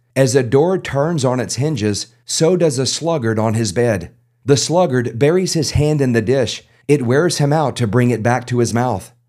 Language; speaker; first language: English; native; English